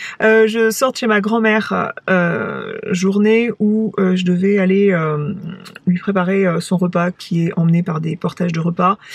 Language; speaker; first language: French; native; French